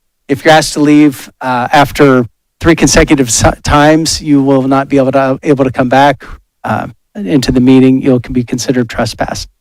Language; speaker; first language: English; native; English